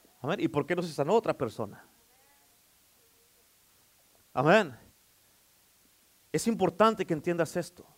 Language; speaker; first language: Spanish; native; Spanish